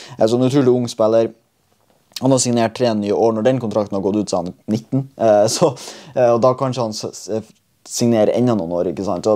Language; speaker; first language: Norwegian; native; Norwegian